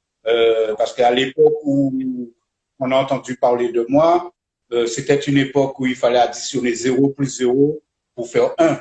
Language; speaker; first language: French; native; French